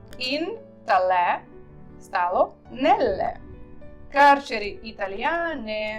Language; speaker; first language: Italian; non-native, fluent; Ukrainian